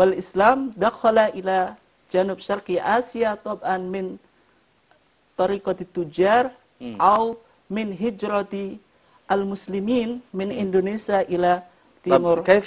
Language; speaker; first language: Arabic; non-native, fluent; Indonesian